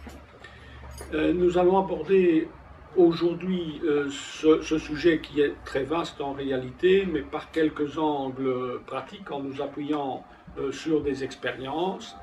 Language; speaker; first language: French; native; French